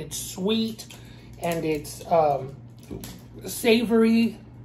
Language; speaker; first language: English; early bilingual, other home language; Spanish